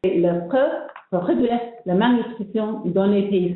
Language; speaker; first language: French; non-native, fluent; English